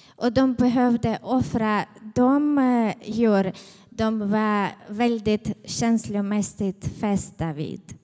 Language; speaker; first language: Swedish; non-native, fluent; Ukrainian